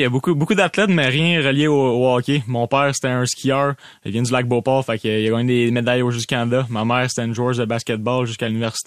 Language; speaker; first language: French; native; French